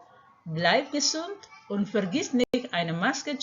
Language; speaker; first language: German; non-native, fluent; Indonesian